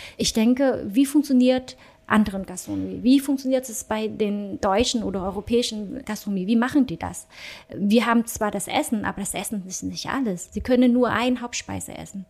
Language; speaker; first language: German; early bilingual, other home language; Vietnamese